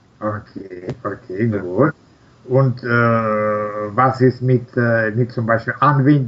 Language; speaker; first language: German; non-native, learner; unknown